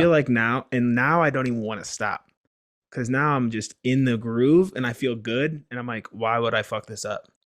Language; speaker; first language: English; native; English